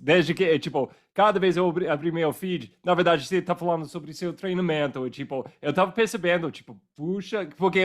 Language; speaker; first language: Portuguese; non-native, fluent; English